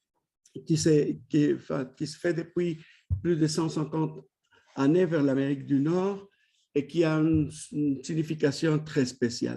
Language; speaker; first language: French; non-native, fluent; Spanish